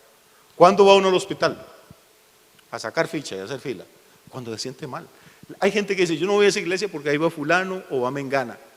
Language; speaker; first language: Spanish; native; Spanish